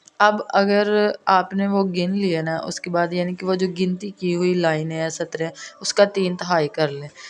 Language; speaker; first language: Urdu; non-native, local second language; Punjabi